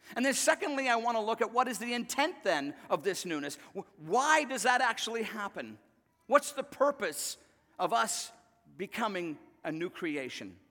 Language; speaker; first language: English; native; English